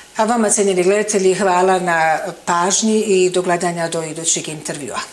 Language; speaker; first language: Bosnian; native; Bosnian